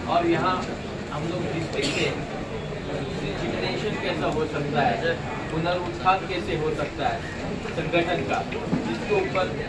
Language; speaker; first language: Hindi; non-native, local second language; Marathi